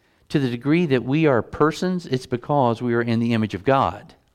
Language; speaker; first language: English; native; English